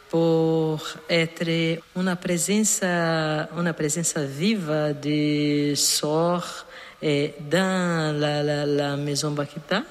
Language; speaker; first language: French; non-native, learner; Portuguese